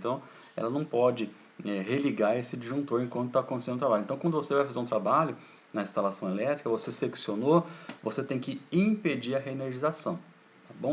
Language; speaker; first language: Portuguese; native; Portuguese